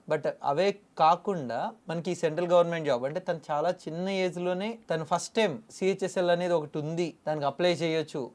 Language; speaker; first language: Telugu; native; Telugu